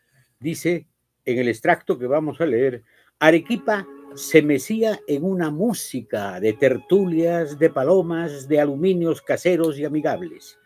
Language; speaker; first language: Spanish; native; Spanish